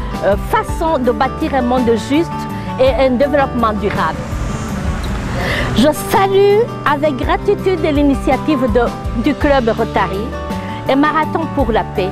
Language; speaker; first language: French; non-native, local second language; Kinyarwanda